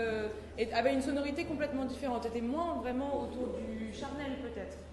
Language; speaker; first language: French; native; French